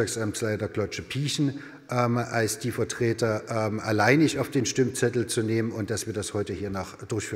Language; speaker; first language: German; native; German